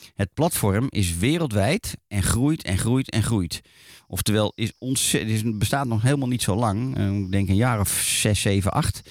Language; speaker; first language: Dutch; native; Dutch